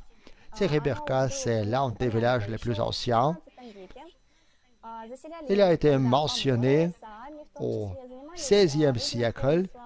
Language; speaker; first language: French; non-native, fluent; Russian